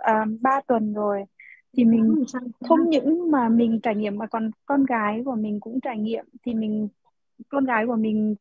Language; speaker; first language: Vietnamese; early bilingual, heritage; Vietnamese